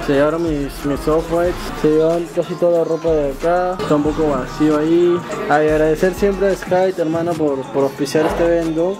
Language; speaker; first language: Spanish; native; Spanish